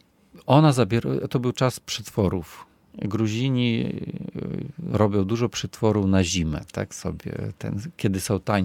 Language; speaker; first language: Polish; non-native, fluent; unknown